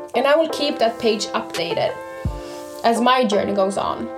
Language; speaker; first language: English; non-native, fluent; Swedish